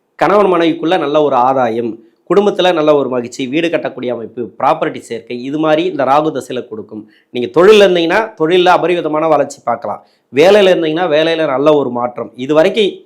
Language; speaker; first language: Tamil; native; Tamil